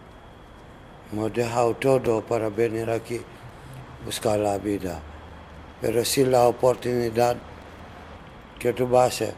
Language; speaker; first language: Spanish; non-native, learner; Arabic